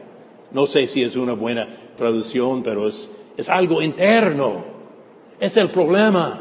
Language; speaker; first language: Spanish; non-native, fluent; English